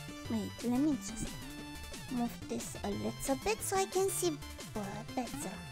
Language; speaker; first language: English; non-native, fluent; Japanese